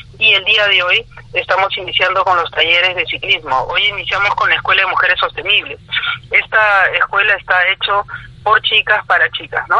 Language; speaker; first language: Spanish; native; Spanish